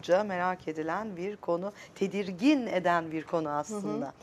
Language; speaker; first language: Turkish; native; Turkish